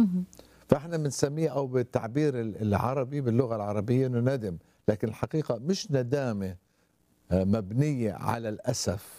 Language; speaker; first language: Arabic; native; Arabic